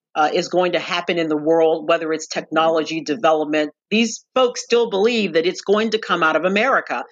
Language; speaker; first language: English; native; English